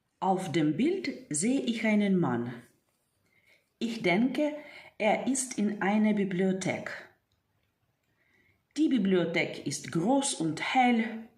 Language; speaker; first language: German; non-native, fluent; Ukrainian